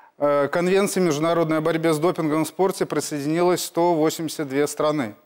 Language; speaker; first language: Russian; native; Russian